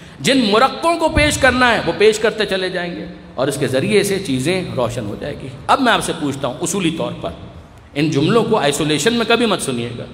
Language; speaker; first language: Urdu; non-native, local second language; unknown